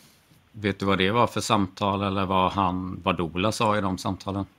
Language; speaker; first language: Swedish; native; Swedish